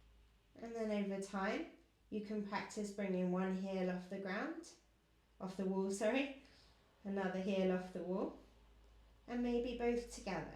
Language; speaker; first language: English; native; English